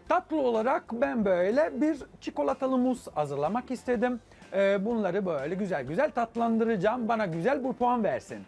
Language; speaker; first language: Turkish; non-native, fluent; Italian